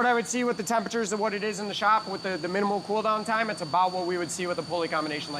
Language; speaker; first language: English; native; English